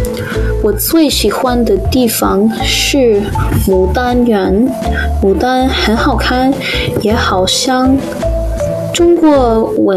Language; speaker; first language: Chinese; non-native, learner; English